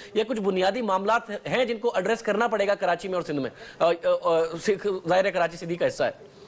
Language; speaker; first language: Urdu; native; Urdu